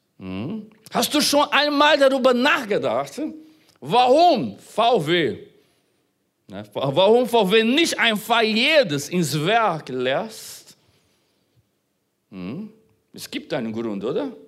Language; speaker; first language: German; non-native, fluent; Portuguese